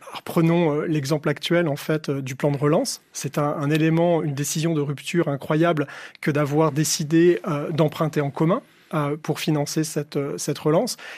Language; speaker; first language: French; native; French